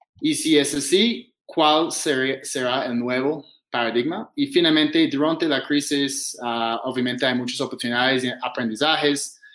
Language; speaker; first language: Spanish; non-native, fluent; English